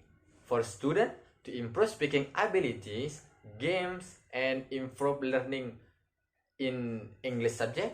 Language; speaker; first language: English; non-native, learner; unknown